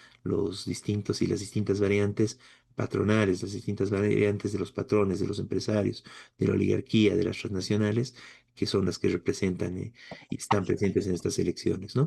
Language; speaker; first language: Spanish; native; Spanish